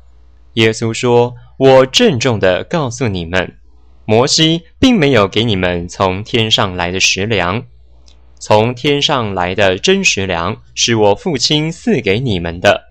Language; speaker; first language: Chinese; native; Chinese